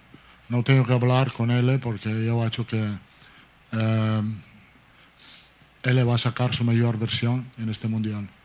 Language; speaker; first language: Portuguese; non-native, fluent; Italian